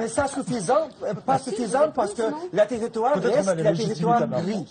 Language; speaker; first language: French; non-native, fluent; Russian